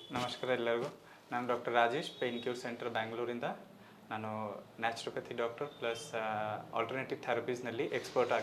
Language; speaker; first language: Kannada; non-native, local second language; Hindi